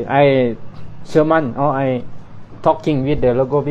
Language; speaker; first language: English; non-native, learner; Thai